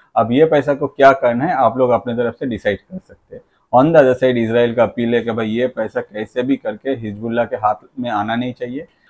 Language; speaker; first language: Hindi; non-native, local second language; Bangla